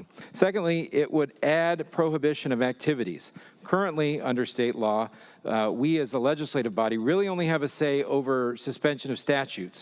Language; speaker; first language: English; native; English